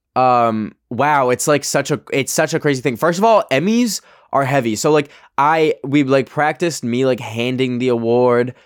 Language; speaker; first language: English; native; English